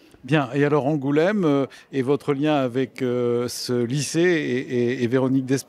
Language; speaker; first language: French; native; French